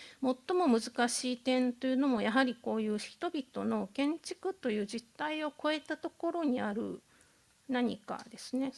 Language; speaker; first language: Japanese; native; Japanese